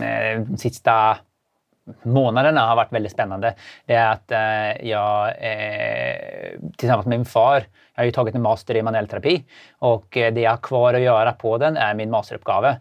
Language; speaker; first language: Swedish; native; Swedish